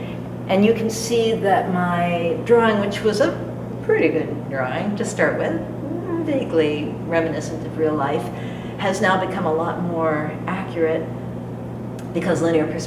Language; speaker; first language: English; native; English